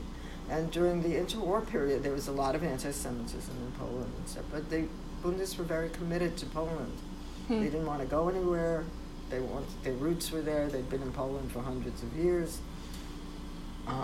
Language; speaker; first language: English; early bilingual, other home language; Polish